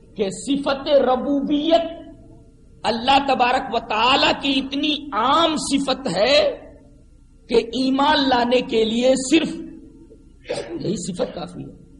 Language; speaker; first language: Urdu; native; Urdu